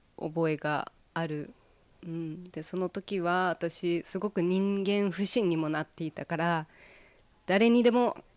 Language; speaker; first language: Japanese; early bilingual, heritage; Japanese